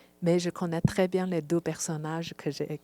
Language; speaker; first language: French; non-native, fluent; Chinese